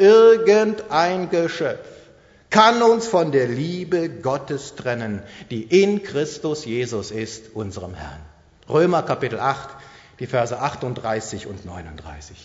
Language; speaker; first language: German; native; German